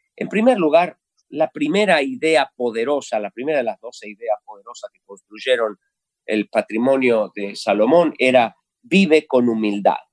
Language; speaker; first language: Spanish; native; Spanish